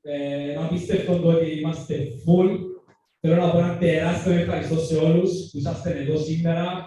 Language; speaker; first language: Greek; native; Greek